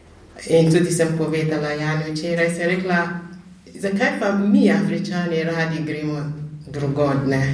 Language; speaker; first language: Slovenian; non-native, fluent; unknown